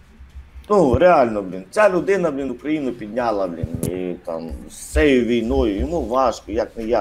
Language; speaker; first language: Ukrainian; native; Ukrainian